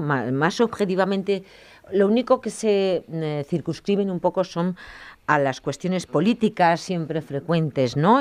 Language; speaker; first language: Spanish; native; Spanish